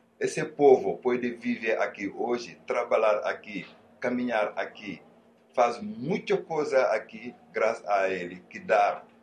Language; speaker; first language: Portuguese; non-native, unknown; Wolof